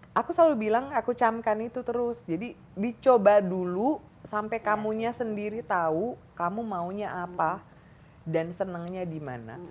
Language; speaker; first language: Indonesian; native; Indonesian